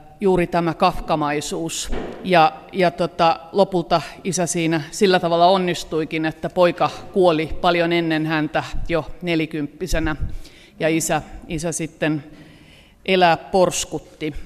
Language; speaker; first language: Finnish; native; Finnish